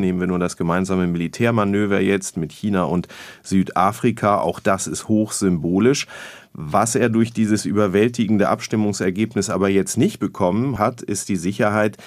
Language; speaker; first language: German; native; German